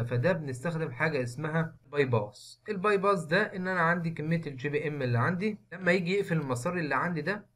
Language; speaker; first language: Arabic; native; Arabic